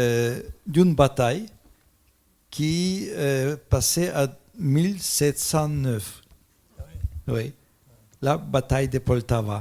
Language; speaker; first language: French; non-native, fluent; Russian